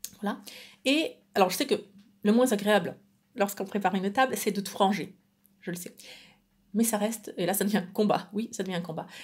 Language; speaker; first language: French; native; French